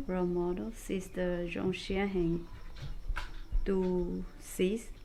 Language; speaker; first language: English; non-native, learner; Thai